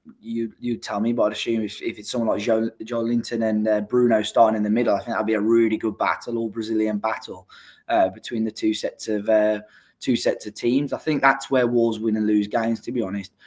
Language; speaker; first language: English; native; English